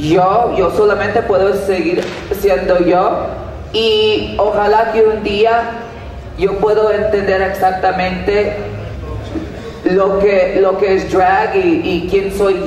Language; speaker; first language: Spanish; early bilingual, heritage; Spanish